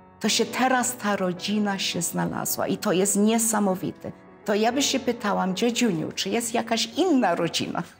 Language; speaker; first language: Polish; early bilingual, heritage; Polish